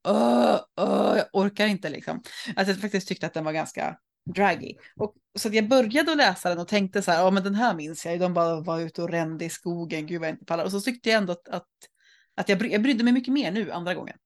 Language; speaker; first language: Swedish; native; Swedish